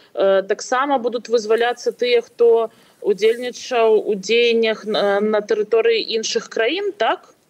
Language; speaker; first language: Belarusian; non-native, local second language; Russian